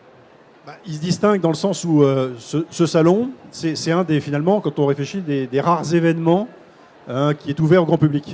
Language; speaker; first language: French; native; French